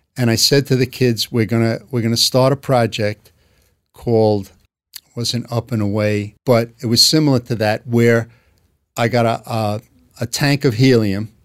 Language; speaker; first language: English; native; English